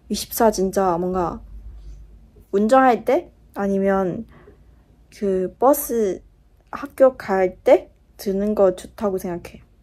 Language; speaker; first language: Korean; non-native, fluent; Chinese